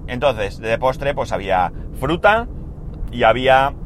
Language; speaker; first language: Spanish; native; Spanish